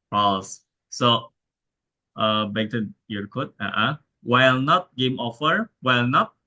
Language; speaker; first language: English; non-native, learner; Indonesian